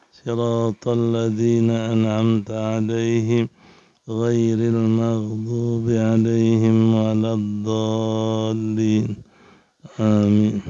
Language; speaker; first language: Arabic; non-native, fluent; Indonesian